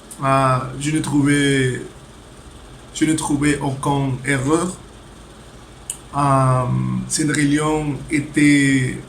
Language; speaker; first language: French; non-native, learner; Spanish